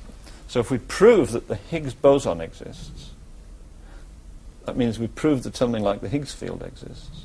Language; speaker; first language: English; native; English